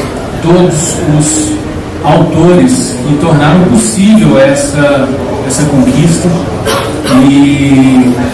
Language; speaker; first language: Portuguese; native; Portuguese